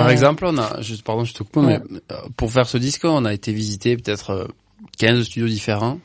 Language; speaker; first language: French; native; French